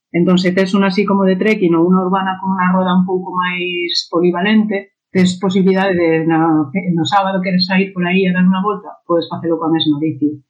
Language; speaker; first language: Galician; non-native, local second language; Spanish